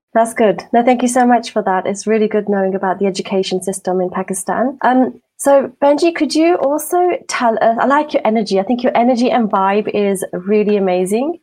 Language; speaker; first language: English; native; English